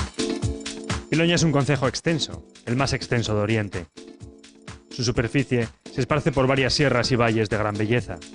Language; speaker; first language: Spanish; native; Spanish